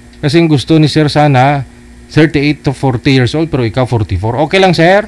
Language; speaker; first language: Filipino; native; Filipino